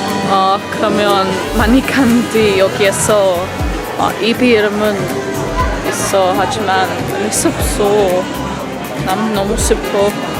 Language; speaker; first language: Korean; non-native, learner; English